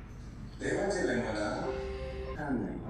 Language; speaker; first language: Korean; native; Korean